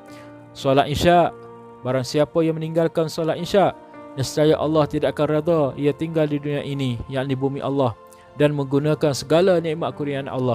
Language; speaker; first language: Malay; native; Malay